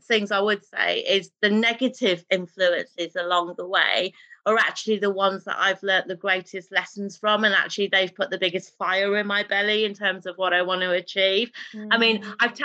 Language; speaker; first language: English; non-native, local second language; Urdu